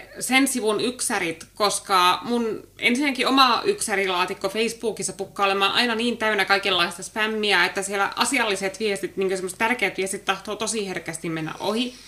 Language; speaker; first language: Finnish; native; Finnish